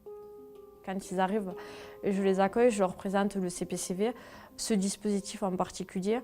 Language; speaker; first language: French; native; French